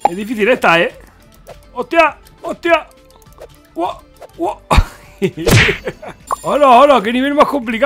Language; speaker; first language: Spanish; native; Spanish